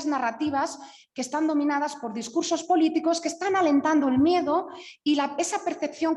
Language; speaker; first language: Spanish; native; Spanish